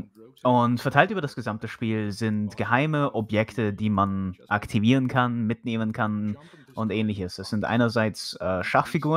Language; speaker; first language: German; native; German